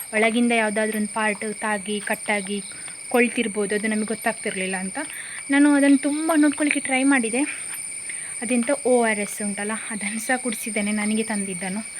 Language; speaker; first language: Kannada; native; Kannada